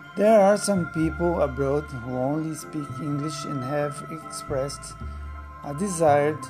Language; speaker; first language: English; non-native, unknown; Portuguese